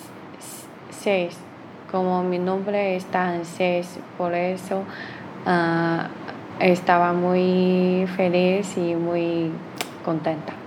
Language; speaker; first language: Spanish; non-native, learner; Chinese